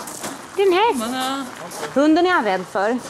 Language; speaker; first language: Swedish; native; Swedish